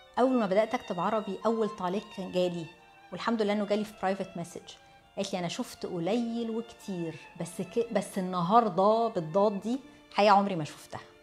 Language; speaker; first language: Arabic; early bilingual, heritage; Arabic